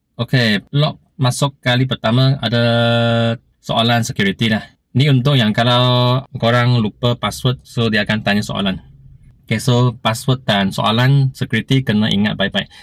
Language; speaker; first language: Malay; non-native, local second language; Chinese